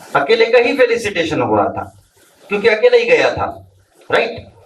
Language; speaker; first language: Hindi; non-native, local second language; Marathi